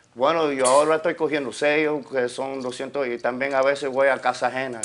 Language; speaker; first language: Spanish; early bilingual, heritage; Spanish